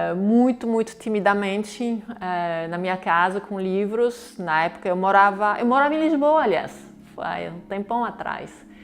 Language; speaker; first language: Portuguese; non-native, fluent; French